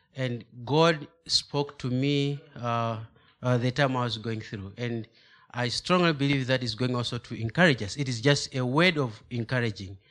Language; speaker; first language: English; non-native, local second language; Nyanja